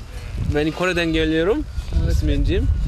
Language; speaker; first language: Turkish; non-native, learner; Korean